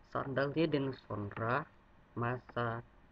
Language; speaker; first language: Turkish; non-native, learner; Indonesian